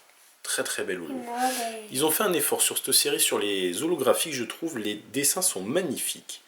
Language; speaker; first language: French; native; French